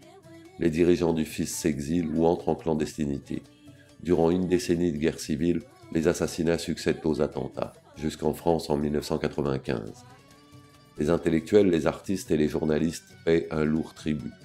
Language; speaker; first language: French; native; French